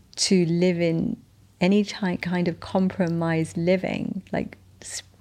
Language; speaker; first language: English; native; English